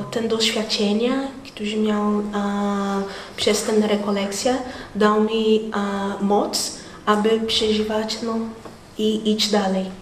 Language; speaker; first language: Polish; non-native, learner; Portuguese